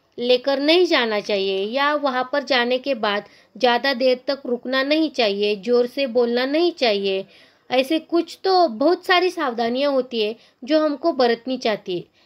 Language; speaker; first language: Hindi; non-native, local second language; Marathi